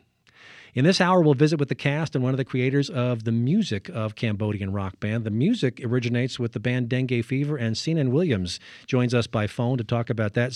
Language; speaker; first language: English; native; English